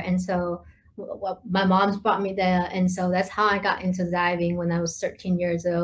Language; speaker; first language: English; non-native, fluent; Chinese